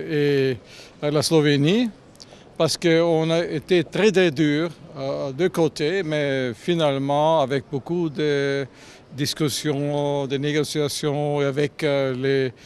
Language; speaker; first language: French; non-native, fluent; German